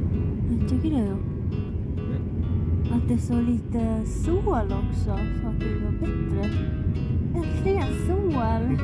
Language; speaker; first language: Swedish; non-native, learner; Japanese